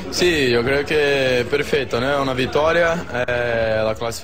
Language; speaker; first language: Italian; non-native, learner; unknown